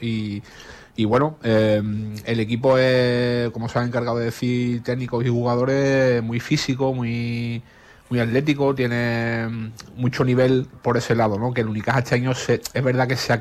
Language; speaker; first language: Spanish; native; Spanish